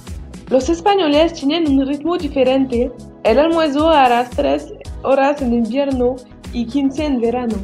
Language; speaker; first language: Spanish; non-native, learner; French